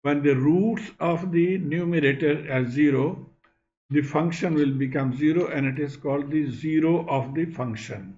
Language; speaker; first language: English; non-native, local second language; Bangla